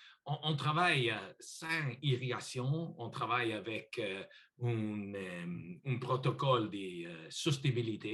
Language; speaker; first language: French; non-native, learner; English